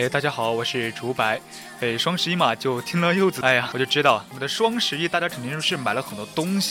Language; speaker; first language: Chinese; native; Chinese